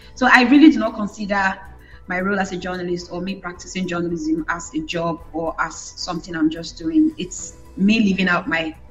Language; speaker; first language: English; non-native, local second language; Bini